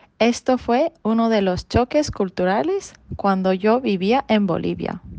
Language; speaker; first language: Spanish; non-native, fluent; Japanese